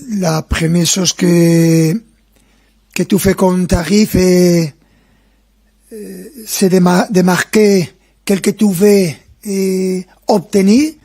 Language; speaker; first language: French; non-native, fluent; Spanish